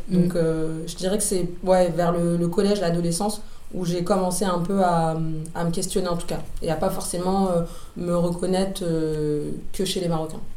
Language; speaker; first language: French; native; French